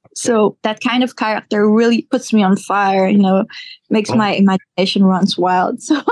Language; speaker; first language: English; non-native, local second language; Filipino